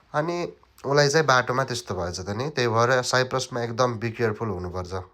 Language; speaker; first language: Nepali; native; Nepali